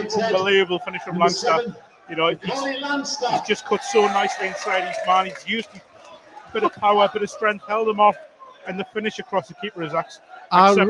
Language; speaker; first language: English; native; English